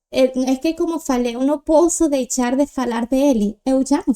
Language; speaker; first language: Portuguese; non-native, learner; Spanish